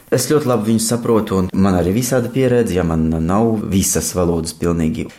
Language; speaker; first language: Latvian; non-native, fluent; Russian